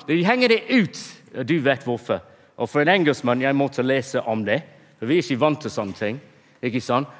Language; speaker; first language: Norwegian; non-native, fluent; English